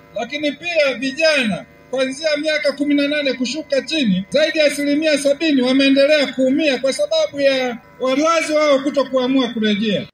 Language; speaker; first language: Swahili; native; Swahili